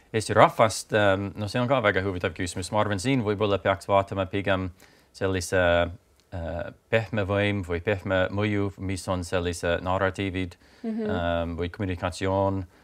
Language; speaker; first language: Estonian; non-native, fluent; English